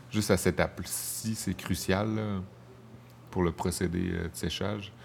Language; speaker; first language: French; native; French